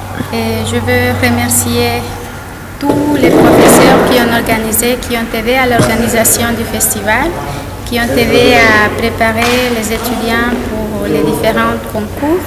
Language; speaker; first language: French; non-native, fluent; Spanish